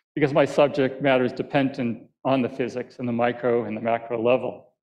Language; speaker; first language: English; native; English